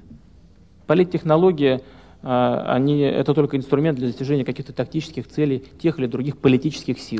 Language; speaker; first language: Russian; native; Russian